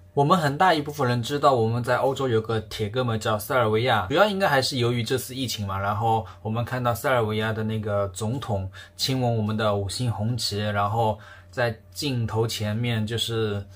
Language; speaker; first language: Chinese; native; Chinese